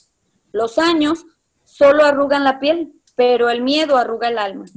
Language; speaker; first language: Spanish; native; Spanish